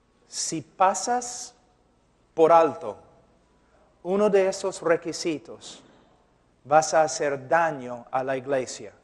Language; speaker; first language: Spanish; non-native, fluent; English